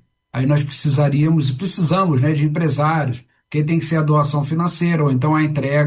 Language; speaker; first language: Portuguese; native; Portuguese